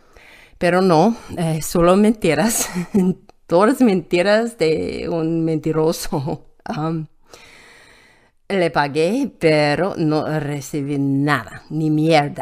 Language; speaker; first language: Spanish; non-native, learner; English